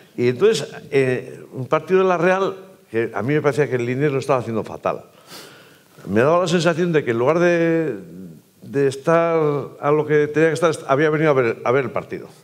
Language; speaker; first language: Spanish; native; Spanish